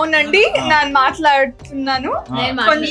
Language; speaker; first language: Telugu; non-native, learner; Kannada